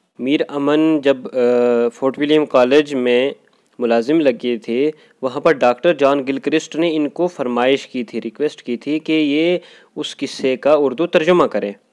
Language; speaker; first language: Urdu; non-native, local second language; Kashmiri